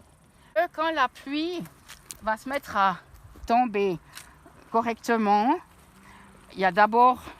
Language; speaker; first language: French; native; French